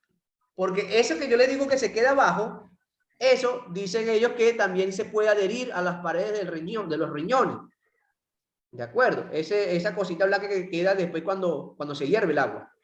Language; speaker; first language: Spanish; native; Spanish